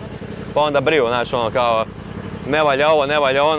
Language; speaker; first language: Serbian; native; Serbian